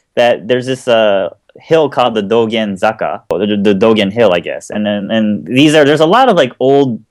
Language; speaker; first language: English; native; English